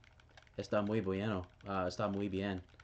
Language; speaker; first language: Spanish; non-native, learner; English